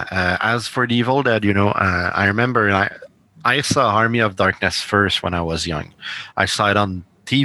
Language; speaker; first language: English; native; English